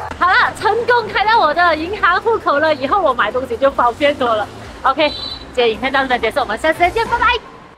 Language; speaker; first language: Chinese; native; Chinese